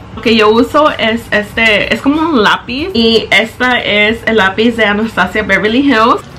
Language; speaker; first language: Spanish; early bilingual, heritage; Spanish